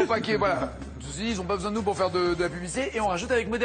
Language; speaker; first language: French; native; French